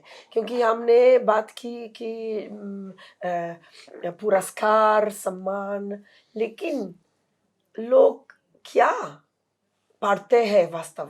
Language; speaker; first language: Hindi; non-native, fluent; Italian